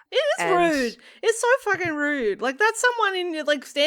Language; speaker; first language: English; native; English